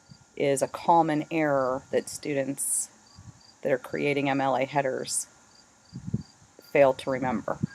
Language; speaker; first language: English; native; English